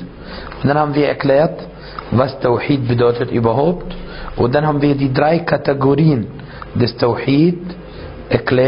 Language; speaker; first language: German; non-native, fluent; Arabic